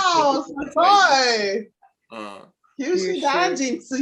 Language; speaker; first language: Japanese; non-native, learner; English